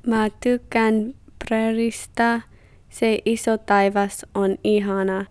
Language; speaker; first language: Finnish; non-native, learner; English